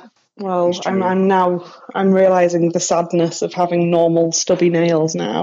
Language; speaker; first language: English; native; English